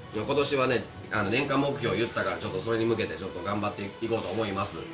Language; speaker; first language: Japanese; native; Japanese